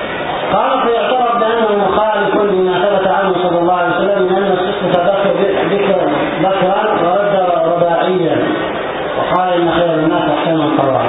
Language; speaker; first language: Arabic; native; Arabic